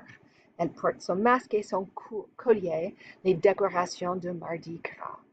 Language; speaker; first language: French; non-native, fluent; English